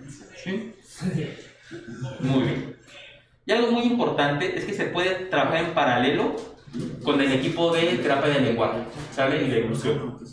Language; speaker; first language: Spanish; native; Spanish